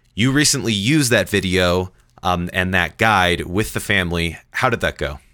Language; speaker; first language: English; native; English